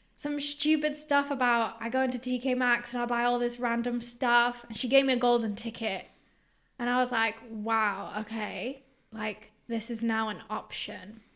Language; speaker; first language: English; early bilingual, other home language; Greek